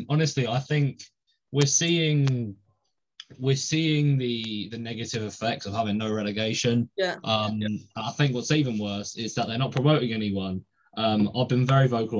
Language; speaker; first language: English; native; English